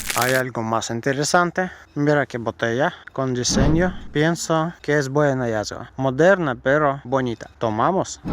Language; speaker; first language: Spanish; non-native, learner; Russian